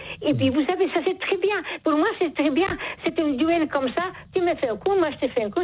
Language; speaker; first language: French; non-native, fluent; Polish